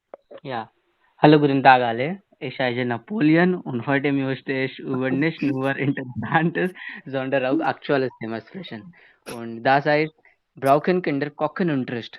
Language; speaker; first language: German; non-native, learner; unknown